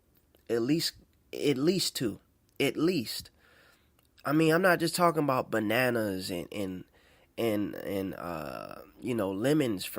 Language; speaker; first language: English; native; English